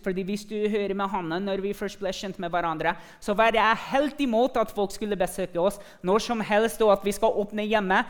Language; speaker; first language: Norwegian; early bilingual, other home language; English